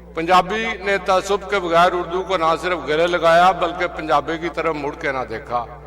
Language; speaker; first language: Urdu; non-native, local second language; Punjabi